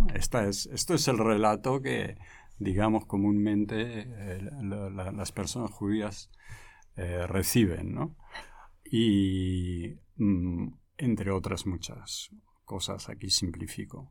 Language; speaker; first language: Spanish; non-native, fluent; French